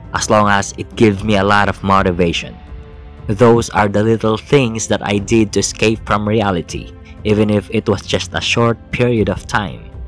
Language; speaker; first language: English; non-native, local second language; Filipino